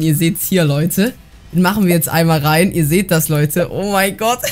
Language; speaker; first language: German; native; German